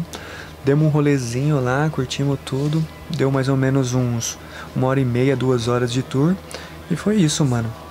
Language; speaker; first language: Portuguese; native; Portuguese